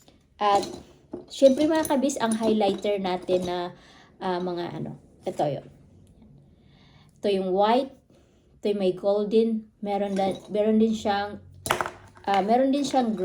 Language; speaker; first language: Filipino; non-native, local second language; Cebuano